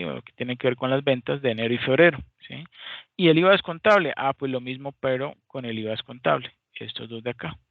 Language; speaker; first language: Spanish; native; Spanish